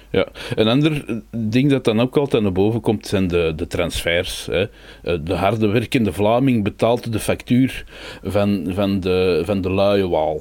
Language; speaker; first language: Dutch; native; Dutch